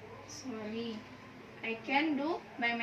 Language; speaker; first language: English; non-native, learner; Indonesian